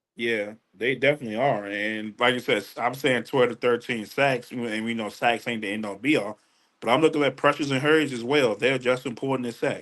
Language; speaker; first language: English; native; English